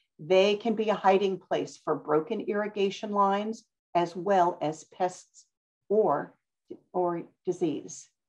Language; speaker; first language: English; native; English